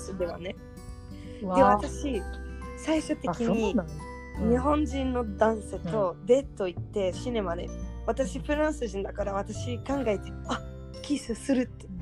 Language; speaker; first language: Japanese; non-native, learner; French